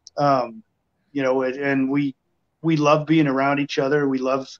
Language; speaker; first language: English; native; English